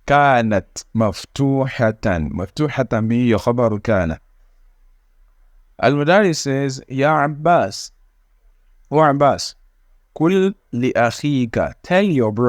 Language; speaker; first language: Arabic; non-native, fluent; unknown